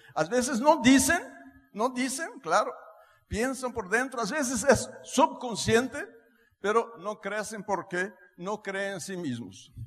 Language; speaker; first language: Spanish; non-native, fluent; Portuguese